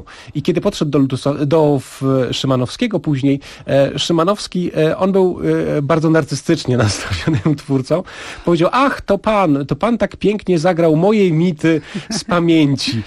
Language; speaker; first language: Polish; native; Polish